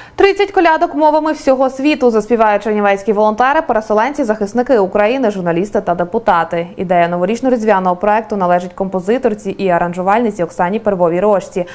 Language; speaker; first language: Ukrainian; native; Ukrainian